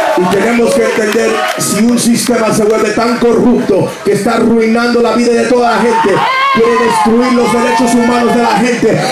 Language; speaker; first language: Spanish; early bilingual, heritage; Spanish